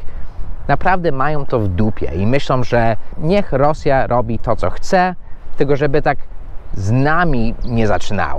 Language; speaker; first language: Polish; non-native, fluent; English